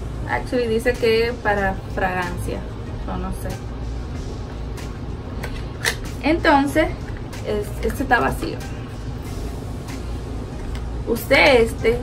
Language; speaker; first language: Spanish; early bilingual, heritage; Spanish